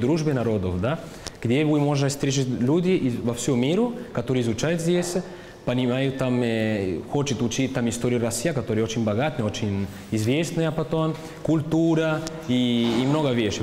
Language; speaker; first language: Russian; non-native, learner; Spanish